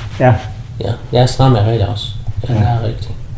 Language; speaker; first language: Danish; non-native, learner; Kurdish